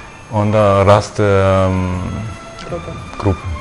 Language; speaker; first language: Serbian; non-native, learner; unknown